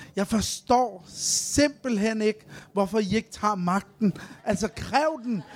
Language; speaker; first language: Danish; early bilingual, other home language; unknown